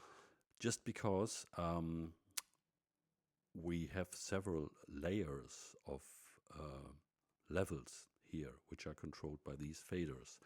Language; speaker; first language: English; non-native, fluent; German